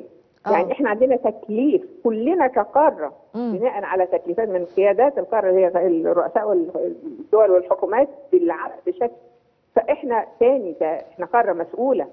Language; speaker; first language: Arabic; native; Arabic